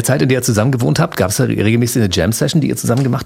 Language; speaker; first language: German; native; German